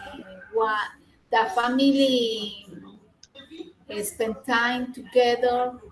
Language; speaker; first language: English; non-native, learner; Spanish